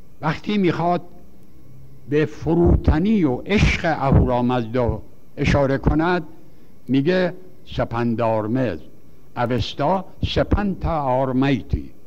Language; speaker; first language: Persian; native; Persian